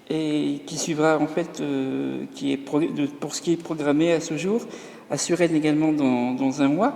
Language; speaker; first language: French; native; French